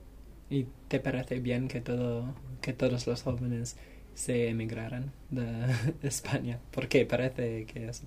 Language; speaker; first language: Spanish; non-native, learner; English